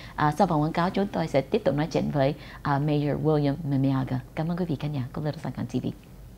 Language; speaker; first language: Vietnamese; early bilingual, heritage; Vietnamese